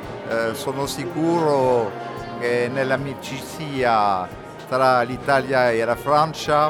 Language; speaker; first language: Italian; non-native, learner; French